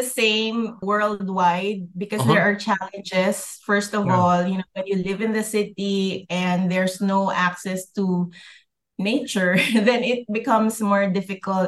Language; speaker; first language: English; non-native, local second language; Filipino